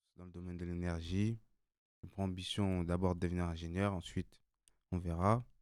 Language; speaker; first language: French; non-native, local second language; Bambara